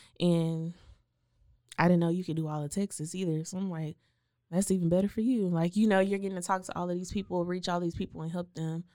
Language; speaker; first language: English; native; English